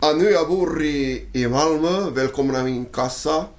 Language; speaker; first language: Swedish; non-native, fluent; Spanish